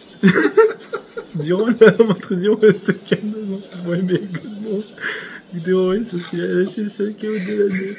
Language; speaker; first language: French; native; French